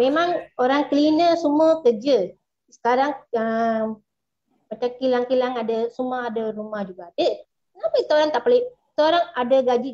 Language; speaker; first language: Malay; non-native, local second language; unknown